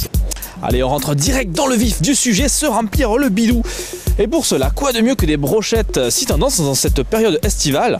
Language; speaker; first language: French; native; French